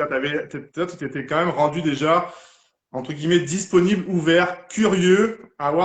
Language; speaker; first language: French; native; French